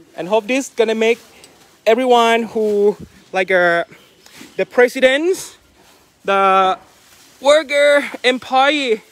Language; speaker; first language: English; non-native, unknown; Thai